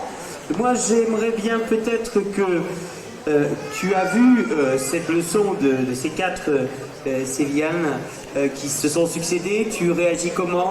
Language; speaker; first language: French; native; French